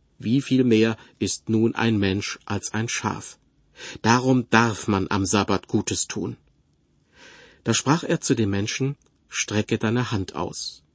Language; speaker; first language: German; native; German